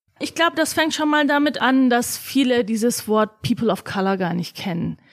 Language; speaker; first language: German; early bilingual, other home language; Turkish